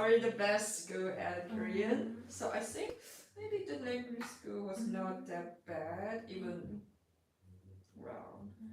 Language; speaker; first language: English; non-native, fluent; Chinese